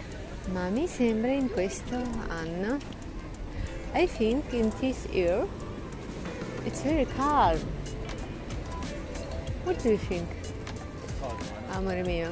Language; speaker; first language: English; non-native, learner; Italian